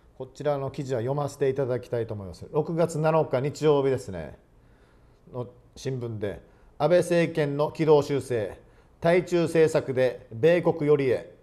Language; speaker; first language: Japanese; native; Japanese